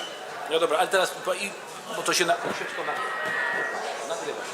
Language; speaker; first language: Polish; native; Polish